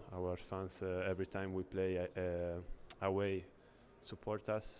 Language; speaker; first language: English; non-native, learner; Italian